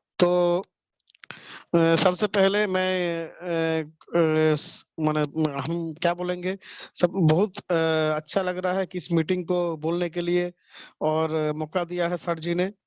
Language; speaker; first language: Hindi; non-native, local second language; Bangla